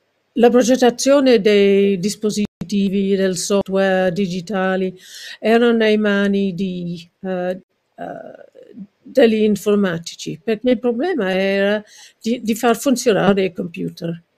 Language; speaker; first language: Italian; non-native, fluent; English